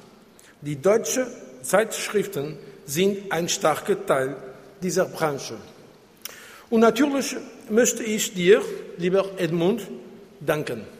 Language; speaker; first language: German; non-native, fluent; Portuguese